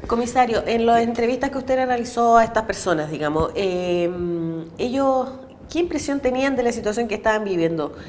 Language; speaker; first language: Spanish; native; Spanish